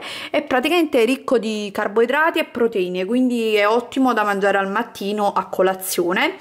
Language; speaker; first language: Italian; native; Italian